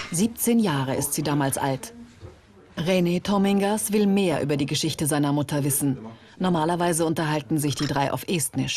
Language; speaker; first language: German; native; German